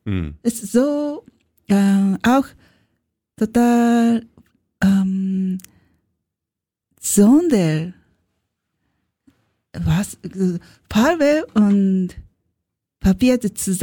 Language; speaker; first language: German; non-native, learner; Japanese